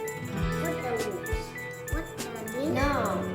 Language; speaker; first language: English; non-native, learner; Vietnamese